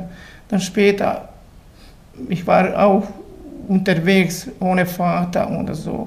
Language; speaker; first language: German; non-native, learner; Bosnian